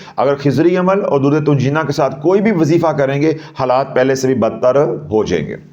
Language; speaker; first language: Urdu; non-native, local second language; Punjabi